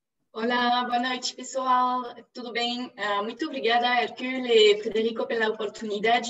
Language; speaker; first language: Portuguese; non-native, fluent; French